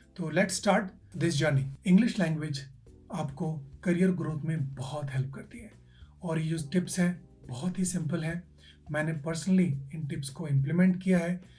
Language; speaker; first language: Hindi; native; Hindi